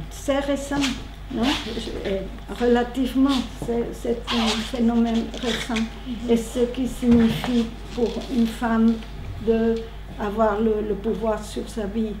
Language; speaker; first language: French; non-native, learner; Spanish